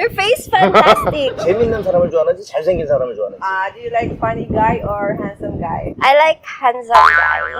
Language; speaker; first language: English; non-native, learner; Korean